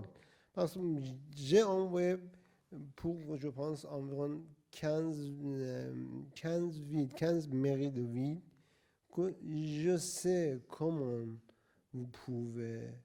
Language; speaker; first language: French; non-native, learner; Persian